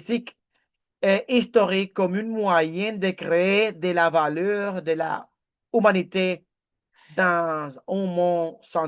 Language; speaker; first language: French; non-native, learner; Spanish